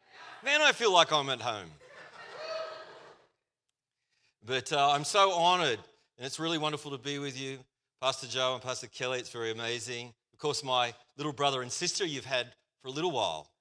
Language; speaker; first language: English; native; English